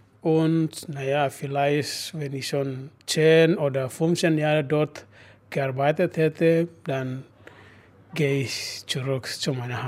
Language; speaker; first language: German; non-native, learner; Indonesian